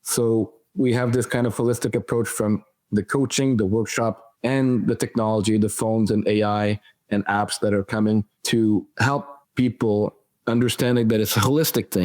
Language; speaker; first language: English; non-native, fluent; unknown